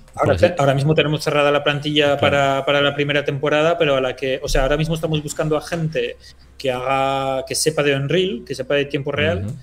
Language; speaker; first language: Spanish; early bilingual, other home language; French